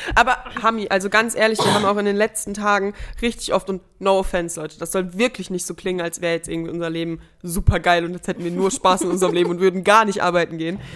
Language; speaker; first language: German; native; German